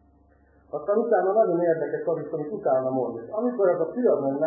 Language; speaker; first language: Hungarian; native; Hungarian